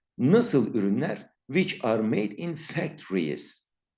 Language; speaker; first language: English; non-native, fluent; Turkish